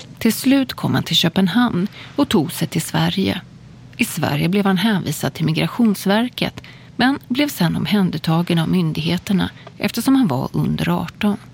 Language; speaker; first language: Swedish; native; Swedish